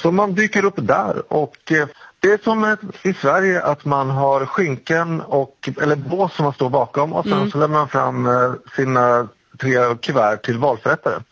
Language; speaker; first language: Swedish; native; Swedish